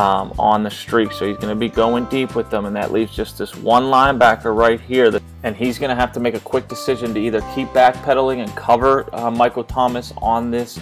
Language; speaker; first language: English; native; English